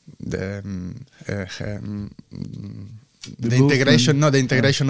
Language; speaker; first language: English; non-native, learner; Italian